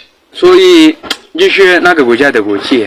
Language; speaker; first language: Chinese; non-native, fluent; Amharic